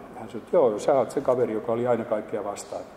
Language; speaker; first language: Finnish; native; Finnish